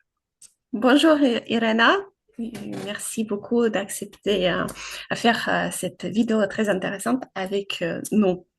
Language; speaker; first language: French; non-native, fluent; Ukrainian